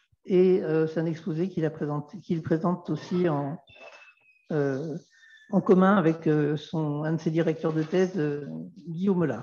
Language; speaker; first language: French; native; French